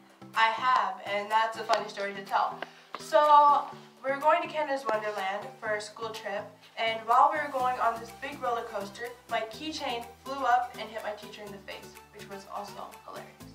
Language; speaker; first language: English; native; English